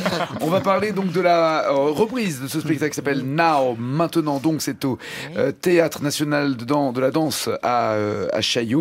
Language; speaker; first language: French; native; French